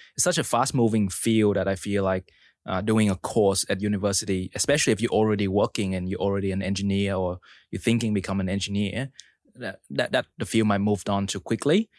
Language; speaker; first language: English; early bilingual, other home language; Vietnamese